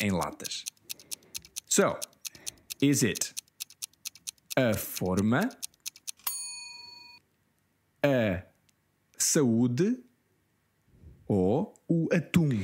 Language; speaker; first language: Portuguese; non-native, fluent; English